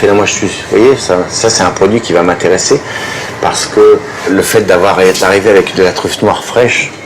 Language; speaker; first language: French; native; French